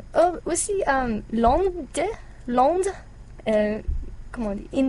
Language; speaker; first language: French; non-native, learner; English